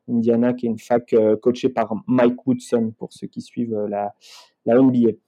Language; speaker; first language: French; native; French